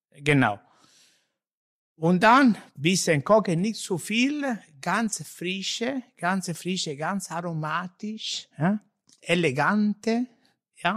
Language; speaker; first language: German; non-native, learner; Italian